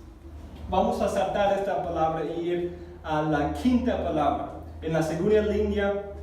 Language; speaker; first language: Spanish; non-native, fluent; English